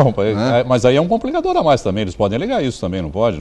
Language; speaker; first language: Portuguese; native; Portuguese